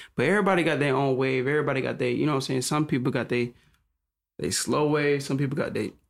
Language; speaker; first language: English; native; English